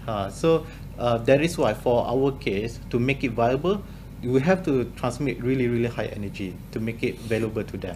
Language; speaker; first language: English; non-native, local second language; Malay